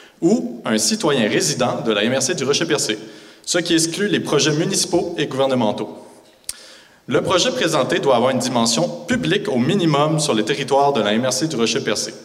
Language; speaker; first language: French; native; French